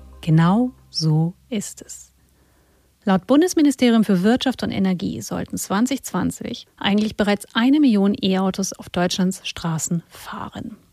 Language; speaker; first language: German; native; German